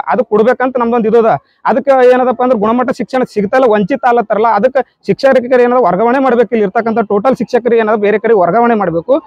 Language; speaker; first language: Kannada; native; Kannada